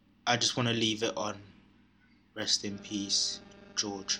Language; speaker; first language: English; native; English